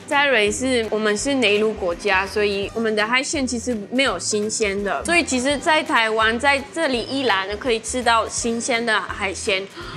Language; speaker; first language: Chinese; non-native, fluent; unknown